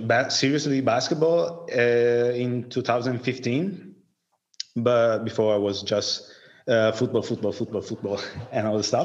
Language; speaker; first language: English; non-native, fluent; Italian